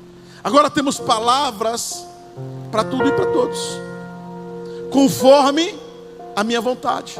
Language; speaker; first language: Portuguese; native; Portuguese